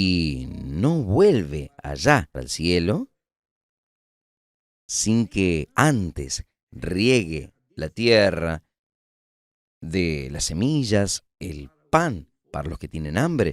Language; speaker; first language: Spanish; non-native, fluent; Portuguese